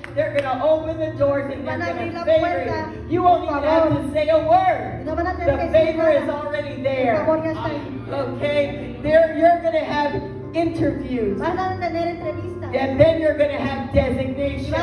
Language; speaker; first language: English; native; English